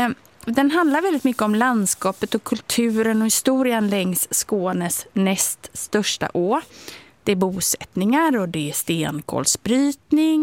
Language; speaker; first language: Swedish; native; Swedish